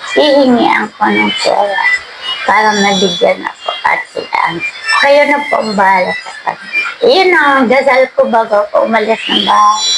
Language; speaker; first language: Filipino; native; Filipino